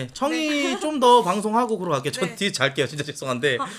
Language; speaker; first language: Korean; native; Korean